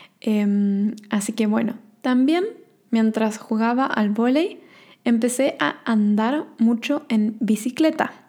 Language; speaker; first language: Spanish; native; Spanish